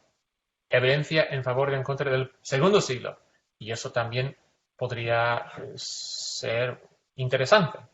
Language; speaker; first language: Spanish; non-native, fluent; English